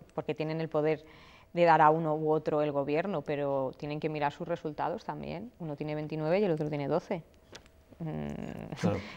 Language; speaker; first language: Spanish; native; Spanish